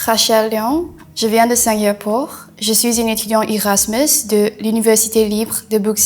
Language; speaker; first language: French; non-native, learner; English